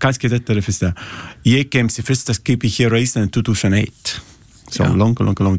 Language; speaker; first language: Icelandic; non-native, learner; Italian